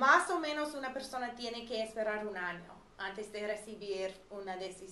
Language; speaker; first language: Spanish; non-native, fluent; English